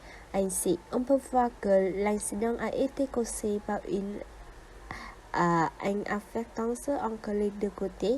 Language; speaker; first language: French; non-native, fluent; Vietnamese